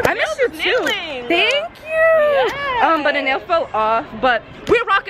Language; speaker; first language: English; native; English